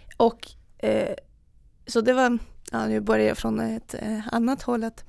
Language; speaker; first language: Swedish; non-native, fluent; Russian